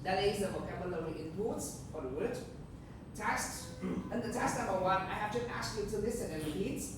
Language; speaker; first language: English; non-native, fluent; Vietnamese